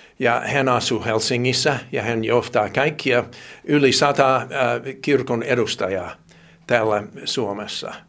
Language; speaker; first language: Finnish; non-native, fluent; English